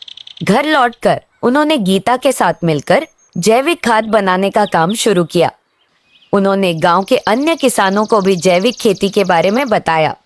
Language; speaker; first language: Hindi; native; Hindi